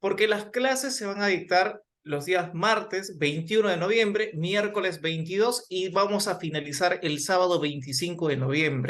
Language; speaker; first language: Spanish; native; Spanish